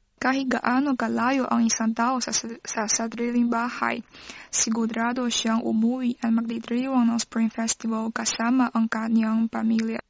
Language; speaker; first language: Filipino; non-native, learner; Chinese